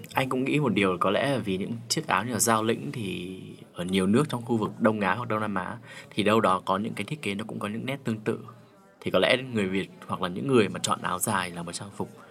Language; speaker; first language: Vietnamese; native; Vietnamese